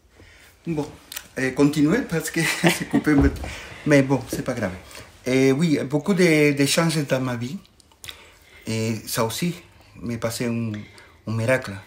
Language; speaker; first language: French; non-native, fluent; Spanish